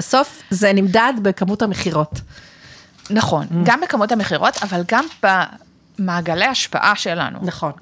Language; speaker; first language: Hebrew; native; Hebrew